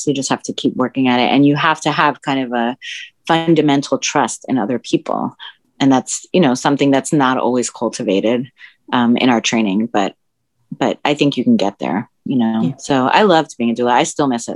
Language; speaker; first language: English; early bilingual, other home language; Spanish